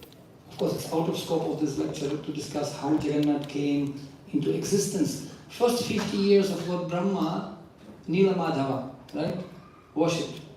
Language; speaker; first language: English; non-native, local second language; Hindi